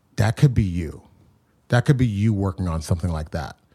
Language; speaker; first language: English; native; English